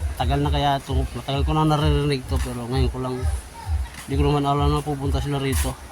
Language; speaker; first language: Filipino; non-native, local second language; Cebuano